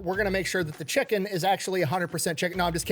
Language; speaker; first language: English; native; English